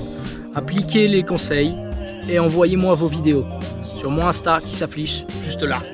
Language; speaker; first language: French; native; French